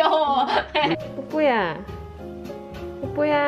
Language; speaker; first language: Korean; non-native, fluent; Indonesian